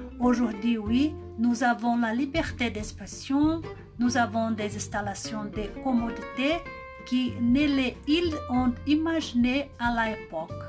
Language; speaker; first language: French; non-native, learner; Portuguese